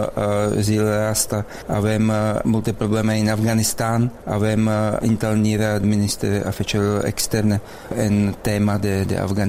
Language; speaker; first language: Romanian; non-native, learner; Czech